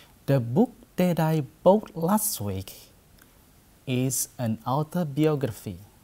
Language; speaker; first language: English; non-native, fluent; Indonesian